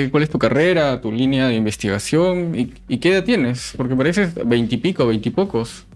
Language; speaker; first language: Spanish; native; Spanish